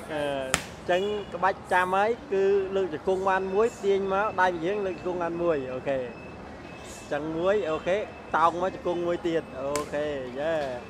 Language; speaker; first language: Khmer; native; Khmer